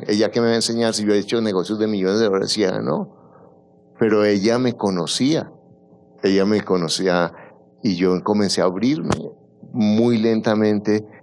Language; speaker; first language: Spanish; native; Spanish